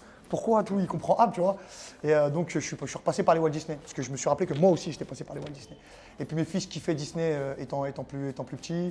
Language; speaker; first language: French; native; French